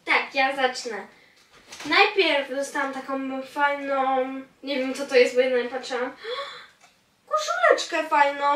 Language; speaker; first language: Polish; early bilingual, heritage; Polish